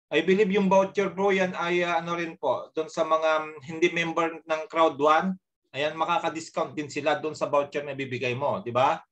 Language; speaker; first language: Filipino; native; Filipino